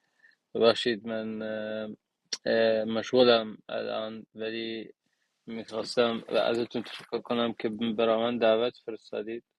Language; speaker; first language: Persian; non-native, local second language; Arabic